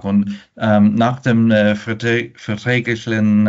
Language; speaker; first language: German; non-native, fluent; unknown